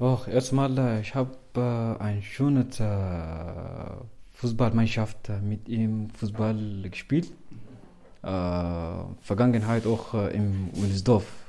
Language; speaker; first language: German; non-native, learner; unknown